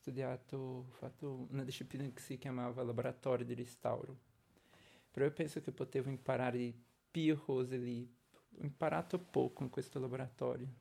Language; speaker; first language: Italian; non-native, learner; Portuguese